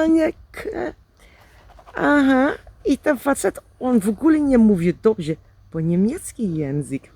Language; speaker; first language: Polish; non-native, learner; Dutch